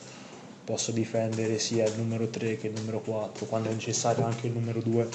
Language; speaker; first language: Italian; non-native, fluent; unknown